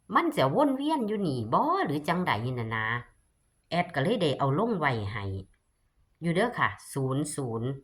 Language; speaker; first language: Thai; non-native, local second language; Northeastern Thai